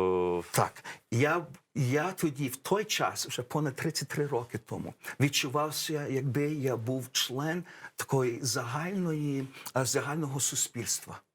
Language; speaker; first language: Ukrainian; early bilingual, heritage; Ukrainian